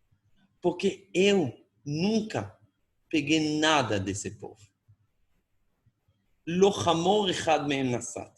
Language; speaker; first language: Portuguese; non-native, fluent; Hebrew